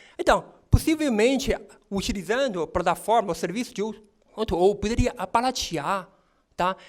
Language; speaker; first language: Portuguese; non-native, fluent; Chinese